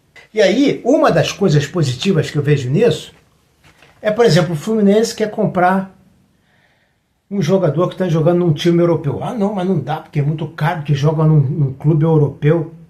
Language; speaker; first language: Portuguese; native; Portuguese